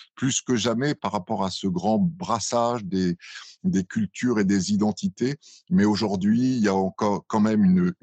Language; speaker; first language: French; native; French